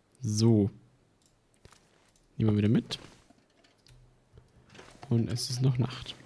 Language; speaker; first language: German; native; German